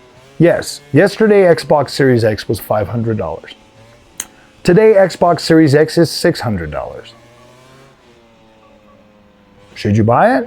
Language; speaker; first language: English; native; English